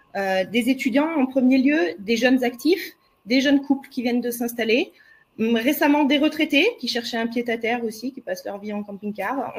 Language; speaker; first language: French; native; French